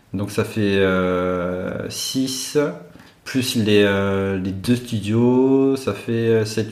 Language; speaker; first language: French; non-native, local second language; Malagasy